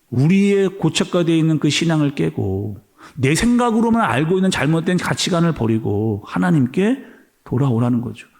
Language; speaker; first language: Korean; native; Korean